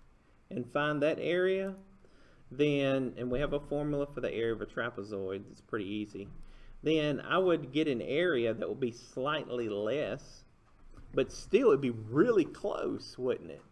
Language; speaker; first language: English; native; English